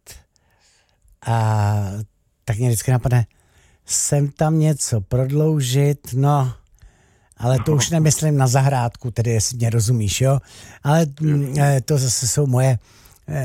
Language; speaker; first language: Czech; native; Czech